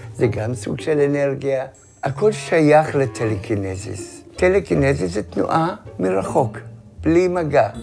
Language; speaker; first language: Hebrew; non-native, fluent; English